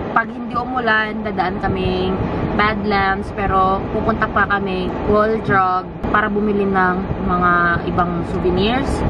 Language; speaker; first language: Filipino; native; Filipino